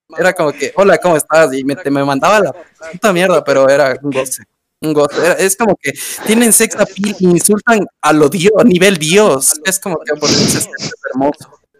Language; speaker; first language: Spanish; native; Spanish